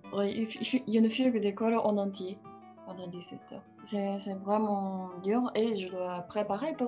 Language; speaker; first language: French; non-native, fluent; Japanese